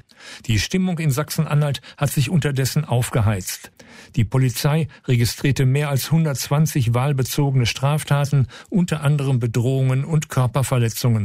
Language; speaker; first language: German; native; German